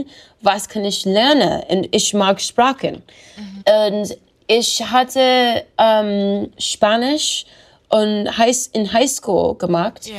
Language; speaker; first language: German; non-native, learner; English